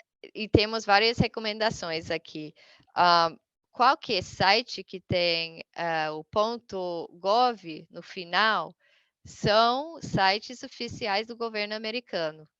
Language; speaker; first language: Portuguese; non-native, fluent; English